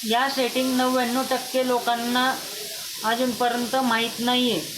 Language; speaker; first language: Marathi; non-native, local second language; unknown